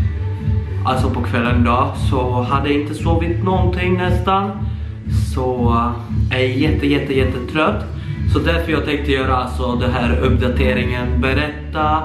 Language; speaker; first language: Swedish; early bilingual, other home language; Polish